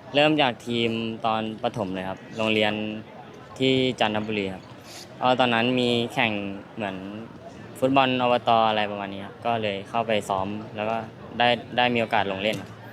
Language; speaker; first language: Thai; early bilingual, other home language; Lao